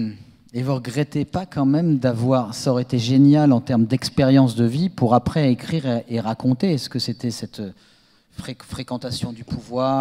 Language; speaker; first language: French; native; French